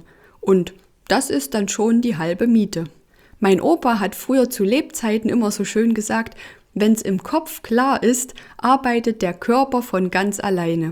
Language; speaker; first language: German; native; German